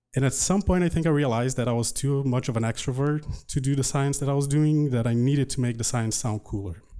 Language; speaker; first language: English; non-native, fluent; Portuguese